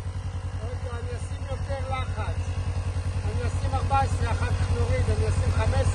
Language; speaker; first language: Hebrew; native; Hebrew